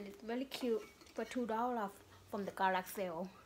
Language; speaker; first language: English; non-native, learner; Thai